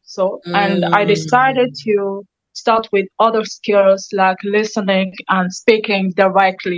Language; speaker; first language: English; non-native, learner; French